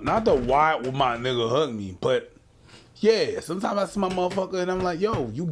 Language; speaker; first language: English; native; English